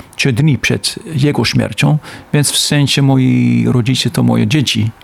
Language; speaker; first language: Polish; non-native, learner; Dutch